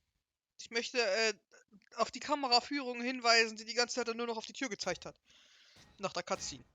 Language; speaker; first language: German; native; German